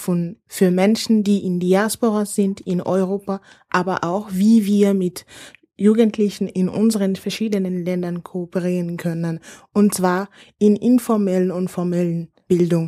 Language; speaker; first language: German; non-native, fluent; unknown